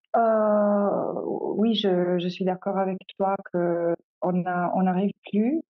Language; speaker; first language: French; non-native, fluent; Italian